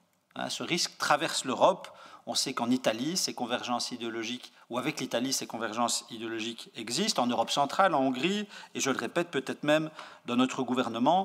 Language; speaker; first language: French; native; French